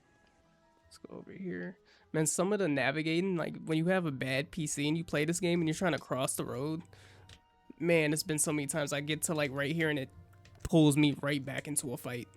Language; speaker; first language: English; native; English